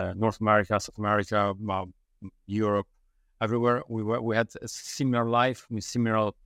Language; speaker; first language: English; non-native, learner; Italian